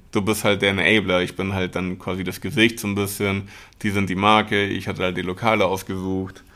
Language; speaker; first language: German; early bilingual, other home language; Spanish